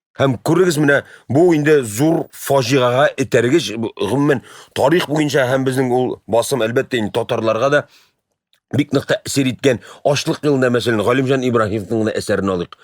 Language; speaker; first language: Tatar; native; Tatar